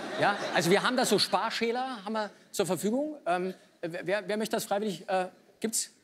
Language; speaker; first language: German; native; German